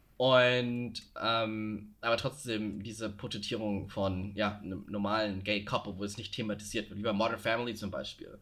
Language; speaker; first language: German; native; German